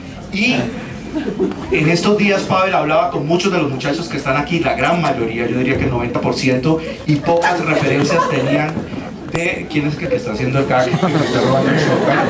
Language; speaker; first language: Spanish; native; Spanish